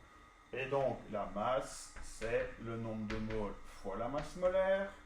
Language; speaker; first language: French; native; French